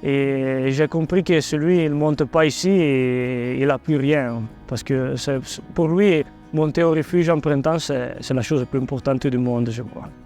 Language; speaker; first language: French; non-native, local second language; Italian